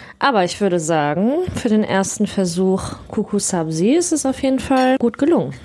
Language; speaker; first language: German; native; German